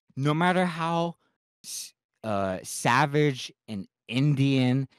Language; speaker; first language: English; native; English